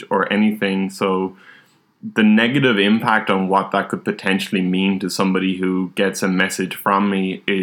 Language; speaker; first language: English; native; English